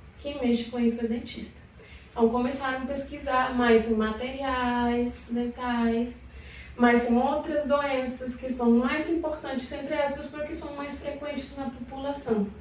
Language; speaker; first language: Portuguese; non-native, fluent; Spanish